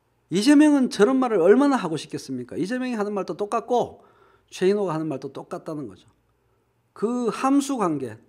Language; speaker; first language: Korean; native; Korean